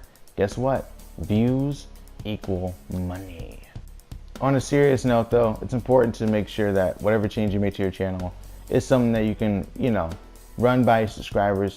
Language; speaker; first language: English; native; English